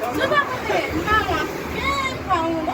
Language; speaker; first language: Portuguese; non-native, learner; Haitian Creole